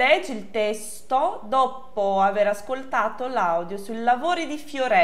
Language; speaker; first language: Italian; non-native, fluent; Portuguese